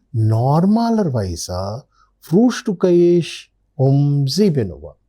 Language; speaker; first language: German; non-native, learner; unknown